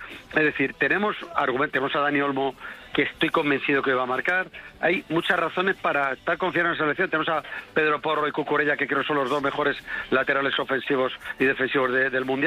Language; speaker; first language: Spanish; native; Spanish